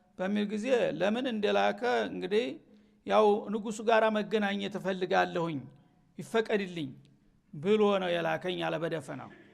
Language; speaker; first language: Amharic; native; Amharic